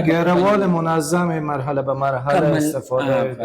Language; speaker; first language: Persian; native; Persian